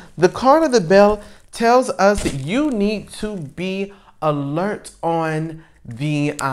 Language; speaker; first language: English; native; English